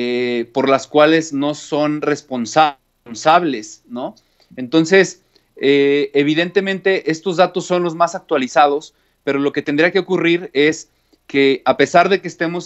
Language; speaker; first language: Spanish; native; Spanish